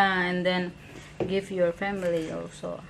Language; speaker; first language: English; non-native, learner; Indonesian